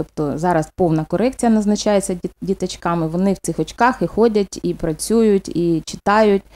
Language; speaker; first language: Ukrainian; non-native, local second language; Russian